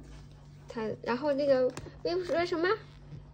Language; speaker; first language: Chinese; native; Chinese